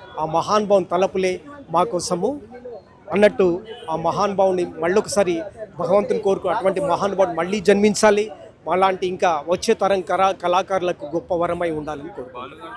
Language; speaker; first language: Telugu; native; Telugu